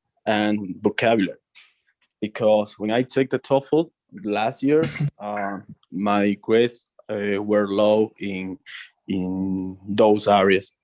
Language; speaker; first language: English; non-native, learner; Spanish